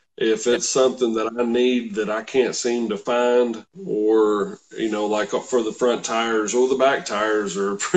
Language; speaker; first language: English; native; English